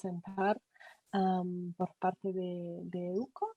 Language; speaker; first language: Spanish; non-native, fluent; French